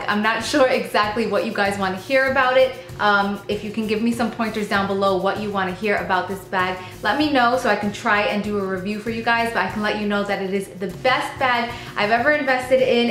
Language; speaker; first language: English; native; English